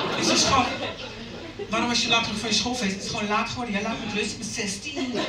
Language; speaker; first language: Dutch; early bilingual, other home language; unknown